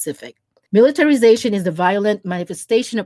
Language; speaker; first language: English; non-native, local second language; Filipino